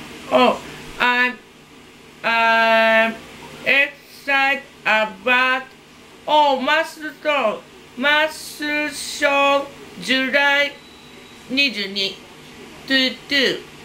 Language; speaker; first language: English; non-native, learner; Japanese